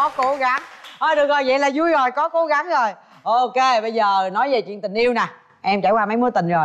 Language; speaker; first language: Vietnamese; native; Vietnamese